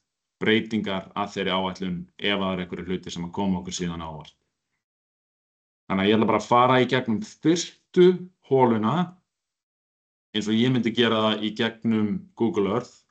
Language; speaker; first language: Icelandic; native; Icelandic